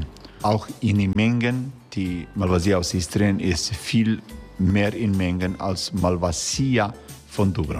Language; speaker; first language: German; non-native, learner; Croatian